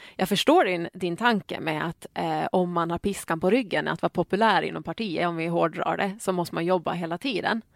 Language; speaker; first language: Swedish; native; Swedish